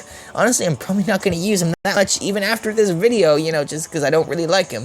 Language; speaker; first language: English; native; English